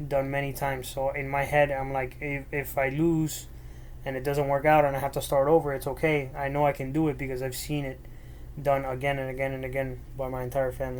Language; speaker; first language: English; early bilingual, other home language; Spanish